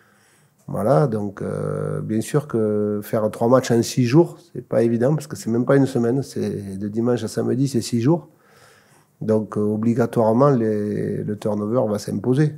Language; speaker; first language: French; native; French